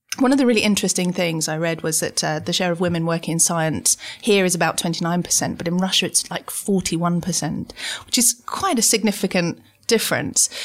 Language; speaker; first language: English; native; English